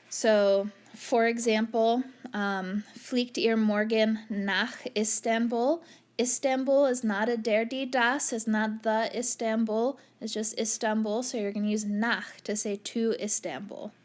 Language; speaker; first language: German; non-native, fluent; English